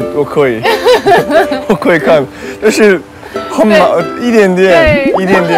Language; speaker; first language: Chinese; non-native, learner; Korean